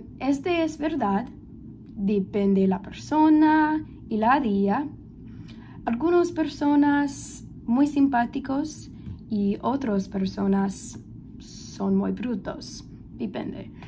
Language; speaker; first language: Spanish; non-native, learner; English